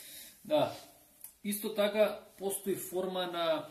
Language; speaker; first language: Macedonian; native; Macedonian